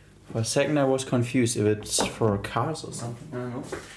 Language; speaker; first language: English; non-native, fluent; German